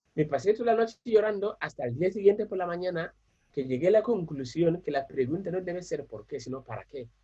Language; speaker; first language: Spanish; non-native, fluent; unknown